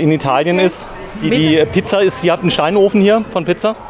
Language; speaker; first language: German; native; German